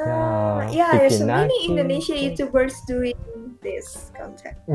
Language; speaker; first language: English; non-native, learner; Indonesian